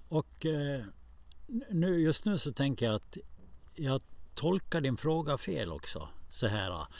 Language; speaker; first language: Swedish; native; Swedish